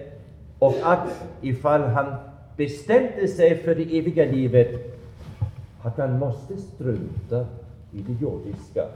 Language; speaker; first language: Swedish; non-native, fluent; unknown